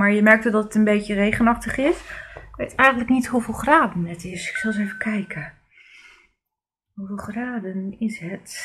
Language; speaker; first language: Dutch; native; Dutch